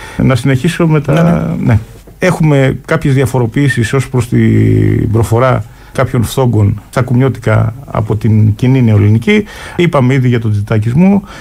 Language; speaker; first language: Greek; native; Greek